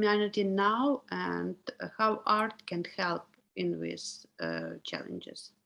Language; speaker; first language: English; non-native, learner; Ukrainian